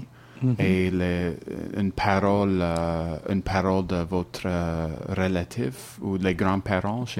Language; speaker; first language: French; non-native, learner; English